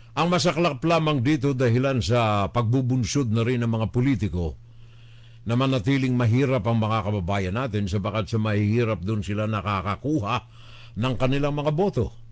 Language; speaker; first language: Filipino; native; Filipino